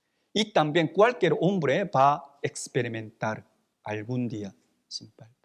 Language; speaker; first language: Spanish; non-native, fluent; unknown